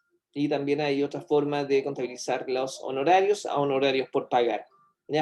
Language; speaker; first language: Spanish; native; Spanish